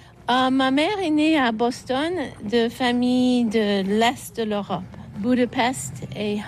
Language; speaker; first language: French; non-native, fluent; English